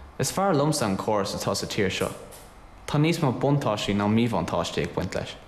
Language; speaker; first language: Irish; non-native, local second language; English